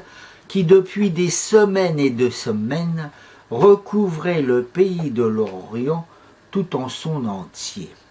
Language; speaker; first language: French; native; French